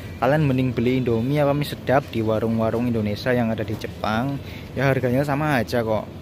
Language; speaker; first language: Indonesian; native; Indonesian